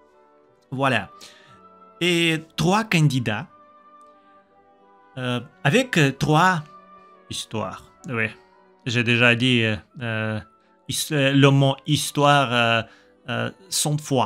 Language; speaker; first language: French; non-native, learner; Russian